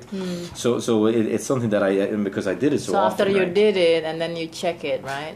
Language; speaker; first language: English; non-native, fluent; Swedish